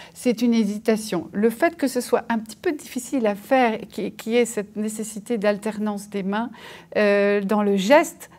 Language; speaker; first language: French; native; French